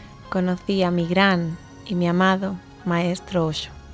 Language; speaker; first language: Spanish; native; Spanish